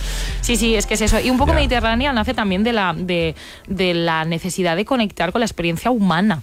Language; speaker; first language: Spanish; native; Spanish